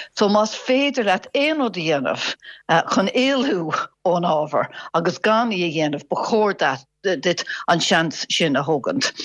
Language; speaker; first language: Irish; non-native, local second language; English